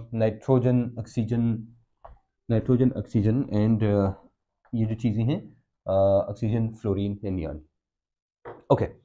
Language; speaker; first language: Urdu; non-native, local second language; Pashto